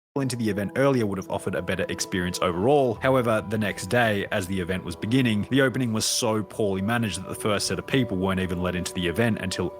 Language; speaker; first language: English; native; English